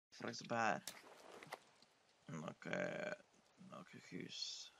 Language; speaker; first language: Norwegian; early bilingual, other home language; Polish